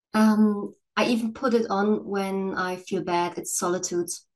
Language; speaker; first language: English; non-native, fluent; German